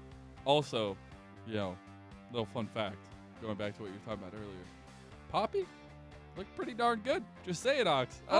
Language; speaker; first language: English; native; English